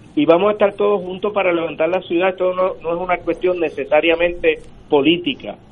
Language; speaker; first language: Spanish; native; Spanish